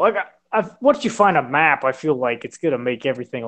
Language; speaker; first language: English; native; English